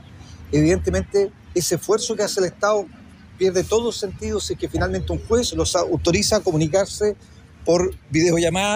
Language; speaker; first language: Spanish; native; Spanish